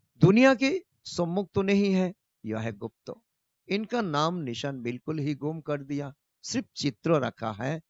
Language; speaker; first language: Hindi; non-native, local second language; Bangla